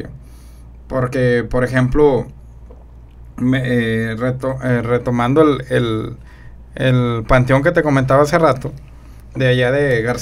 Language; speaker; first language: Spanish; native; Spanish